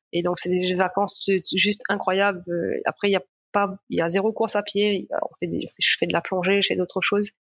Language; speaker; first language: French; non-native, local second language; Morisyen